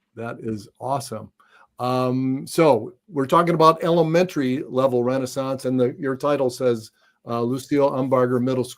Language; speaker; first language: English; native; English